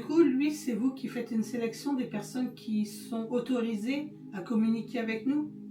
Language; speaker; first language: French; native; French